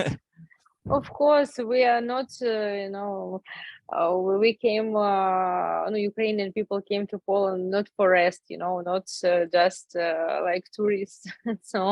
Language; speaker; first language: English; non-native, learner; Ukrainian